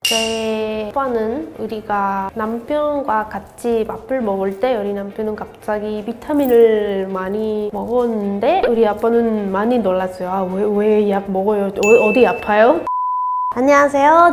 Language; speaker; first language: Korean; non-native, learner; Spanish